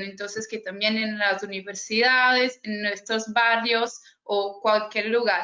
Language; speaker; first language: Spanish; non-native, fluent; Portuguese